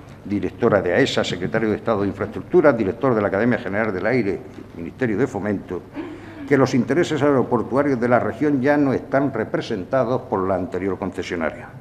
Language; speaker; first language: Spanish; native; Spanish